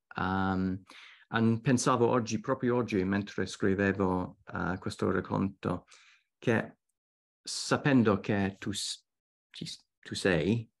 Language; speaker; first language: Italian; non-native, fluent; English